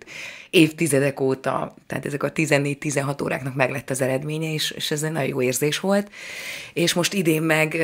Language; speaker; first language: Hungarian; native; Hungarian